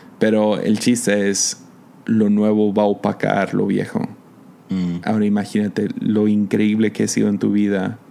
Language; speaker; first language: Spanish; non-native, fluent; English